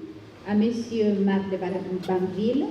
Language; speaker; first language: French; non-native, fluent; Spanish